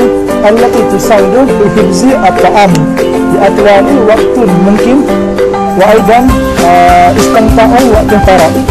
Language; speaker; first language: Arabic; non-native, learner; Malay